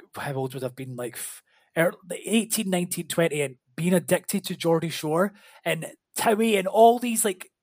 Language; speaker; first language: English; native; English